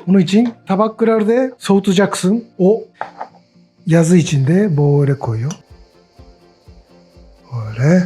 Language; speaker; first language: Turkish; non-native, learner; Japanese